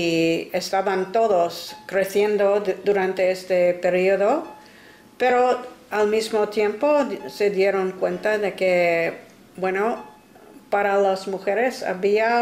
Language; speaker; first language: Spanish; non-native, fluent; English